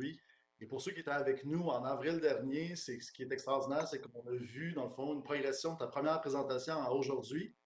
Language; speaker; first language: French; native; French